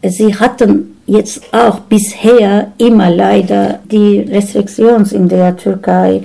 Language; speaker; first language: German; non-native, learner; Turkish